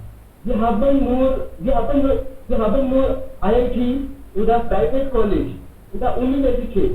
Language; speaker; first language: German; non-native, learner; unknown